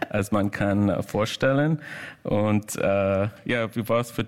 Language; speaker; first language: German; non-native, learner; English